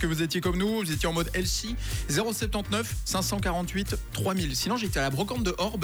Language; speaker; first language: French; native; French